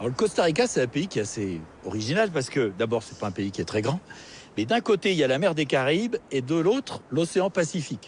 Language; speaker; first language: French; native; French